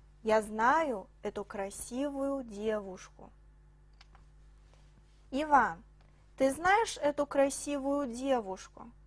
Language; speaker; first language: Russian; non-native, fluent; Chinese